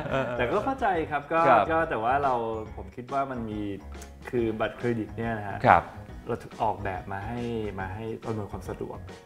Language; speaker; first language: Thai; native; Thai